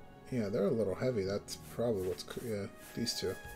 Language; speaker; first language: English; native; English